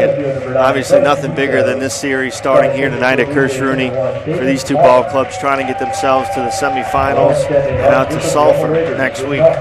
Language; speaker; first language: English; native; English